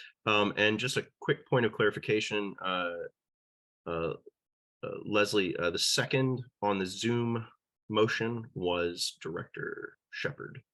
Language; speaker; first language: English; native; English